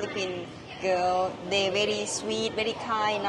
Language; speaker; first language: English; non-native, learner; Thai